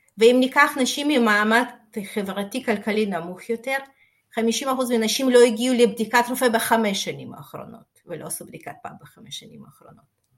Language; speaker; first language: Hebrew; non-native, fluent; Russian